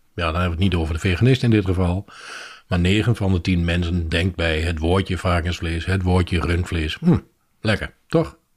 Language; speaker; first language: Dutch; native; Dutch